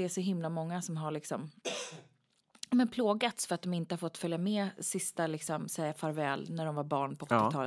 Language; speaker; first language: Swedish; native; Swedish